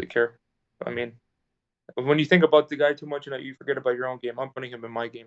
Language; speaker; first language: English; native; English